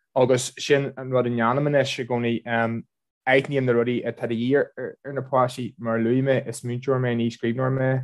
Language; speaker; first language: Irish; non-native, local second language; English